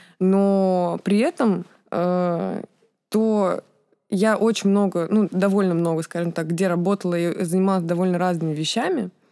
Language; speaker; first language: Russian; native; Russian